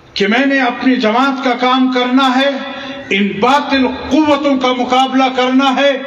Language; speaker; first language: Urdu; non-native, local second language; Pashto